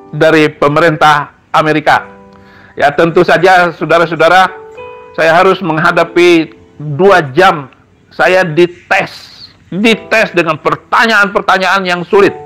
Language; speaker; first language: Indonesian; non-native, local second language; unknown